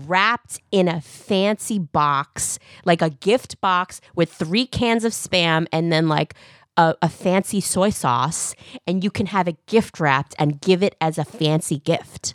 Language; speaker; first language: English; early bilingual, other home language; Korean